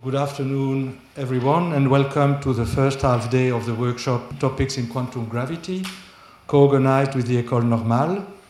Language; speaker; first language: English; non-native, fluent; French